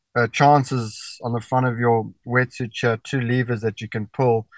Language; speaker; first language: English; native; English